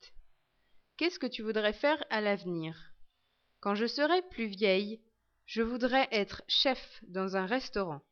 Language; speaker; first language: French; non-native, learner; English